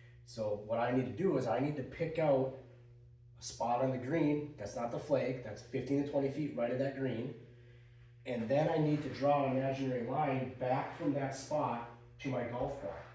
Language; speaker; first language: English; native; English